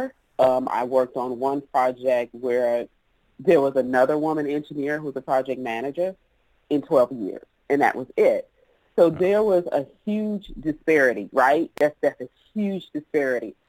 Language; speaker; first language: English; native; English